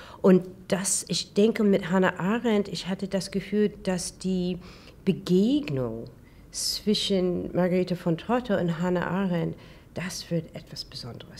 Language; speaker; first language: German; non-native, learner; English